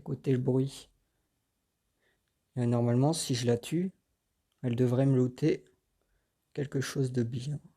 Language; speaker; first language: French; native; French